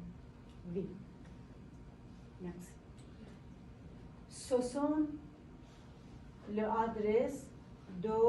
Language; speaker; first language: French; non-native, learner; Persian